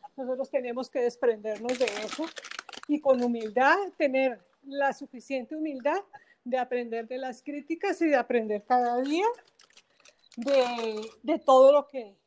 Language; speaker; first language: Spanish; native; Spanish